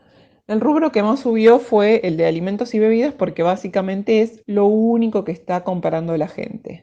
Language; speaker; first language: Spanish; native; Spanish